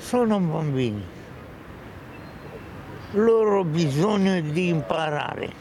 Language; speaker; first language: Italian; non-native, learner; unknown